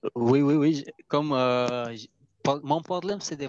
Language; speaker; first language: French; non-native, learner; Arabic